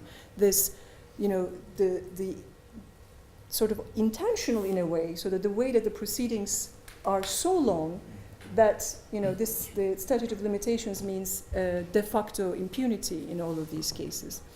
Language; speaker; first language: English; non-native, fluent; Turkish